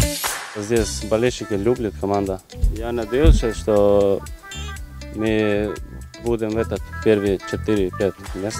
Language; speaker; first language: Russian; non-native, fluent; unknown